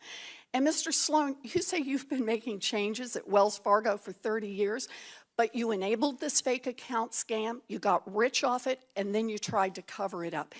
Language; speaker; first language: English; native; English